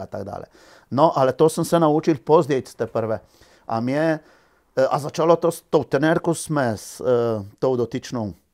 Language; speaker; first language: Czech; native; Czech